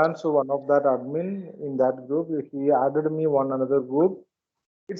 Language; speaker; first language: English; non-native, learner; Malayalam